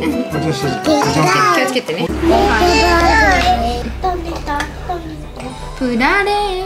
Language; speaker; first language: Japanese; native; Japanese